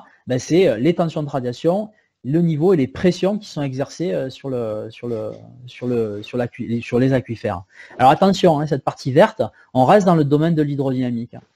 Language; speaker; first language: French; native; French